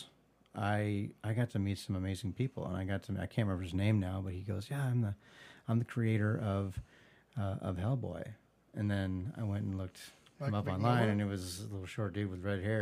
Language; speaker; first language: English; native; English